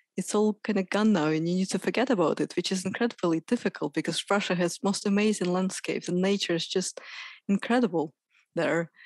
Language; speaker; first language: English; non-native, fluent; Russian